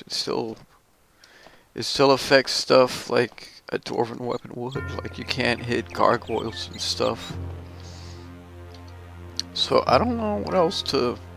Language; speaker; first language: English; native; English